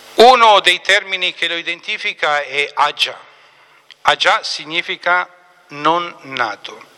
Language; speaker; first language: Italian; native; Italian